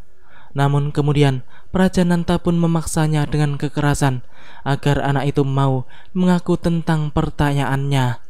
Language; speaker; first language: Indonesian; native; Indonesian